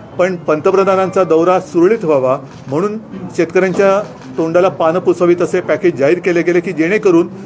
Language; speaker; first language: Marathi; native; Marathi